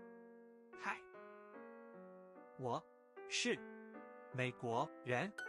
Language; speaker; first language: Chinese; non-native, learner; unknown